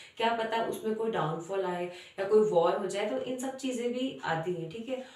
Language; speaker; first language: Hindi; native; Hindi